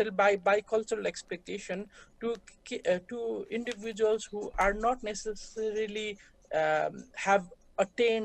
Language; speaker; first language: English; non-native, local second language; Nepali